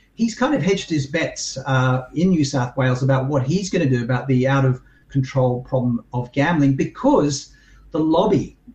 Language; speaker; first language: English; native; English